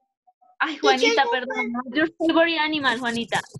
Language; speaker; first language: Spanish; native; Spanish